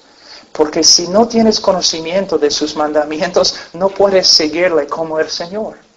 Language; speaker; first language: Spanish; non-native, fluent; English